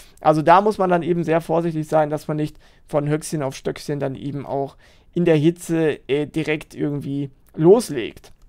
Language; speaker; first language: German; native; German